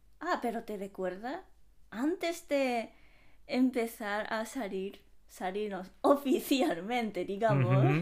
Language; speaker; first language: Spanish; non-native, fluent; Japanese